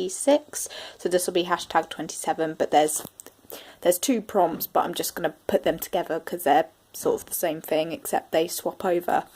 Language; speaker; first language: English; native; English